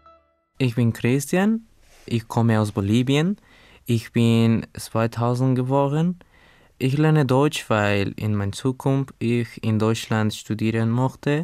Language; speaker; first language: German; non-native, learner; Spanish